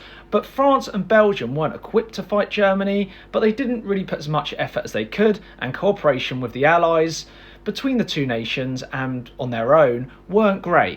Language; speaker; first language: English; native; English